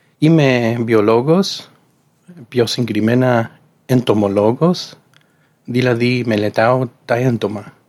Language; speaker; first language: Greek; non-native, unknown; Spanish